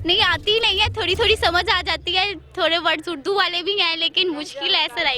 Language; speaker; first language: Hindi; non-native, local second language; Punjabi